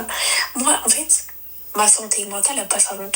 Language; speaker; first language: French; native; French